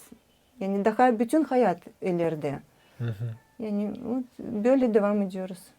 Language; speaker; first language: Turkish; non-native, learner; Russian